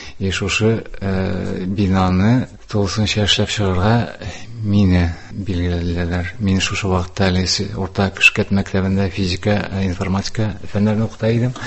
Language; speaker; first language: Tatar; non-native, local second language; Udmurt